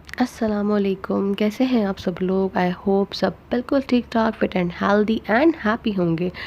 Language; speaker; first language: Urdu; non-native, local second language; Punjabi